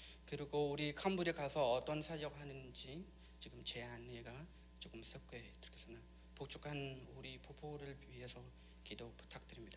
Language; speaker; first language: Korean; non-native, learner; Khmer